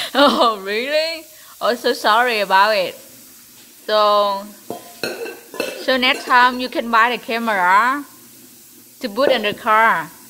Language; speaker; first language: English; non-native, learner; Vietnamese